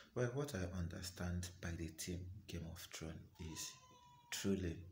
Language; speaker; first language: English; non-native, local second language; Igbo